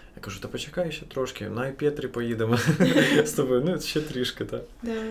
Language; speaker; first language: Ukrainian; non-native, local second language; Russian